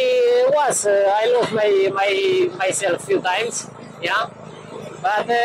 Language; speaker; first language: English; non-native, learner; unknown